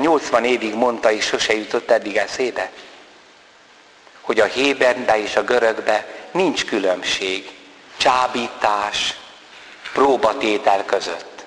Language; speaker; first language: Hungarian; native; Hungarian